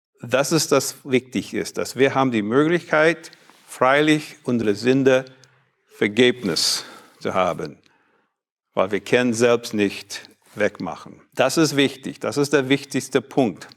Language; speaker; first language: German; non-native, fluent; English